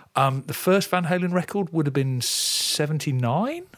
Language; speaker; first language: English; native; English